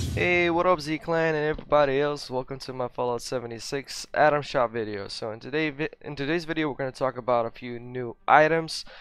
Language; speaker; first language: English; non-native, fluent; Russian